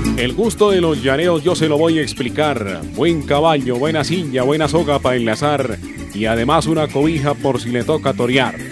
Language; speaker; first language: Spanish; native; Spanish